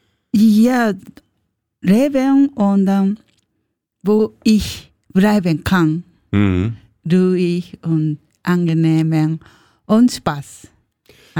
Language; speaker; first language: German; non-native, learner; Japanese